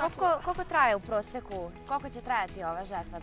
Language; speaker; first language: Serbian; native; Serbian